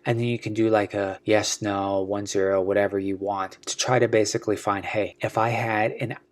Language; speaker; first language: English; native; English